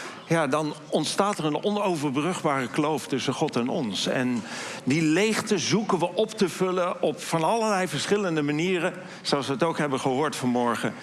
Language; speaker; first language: Dutch; native; Dutch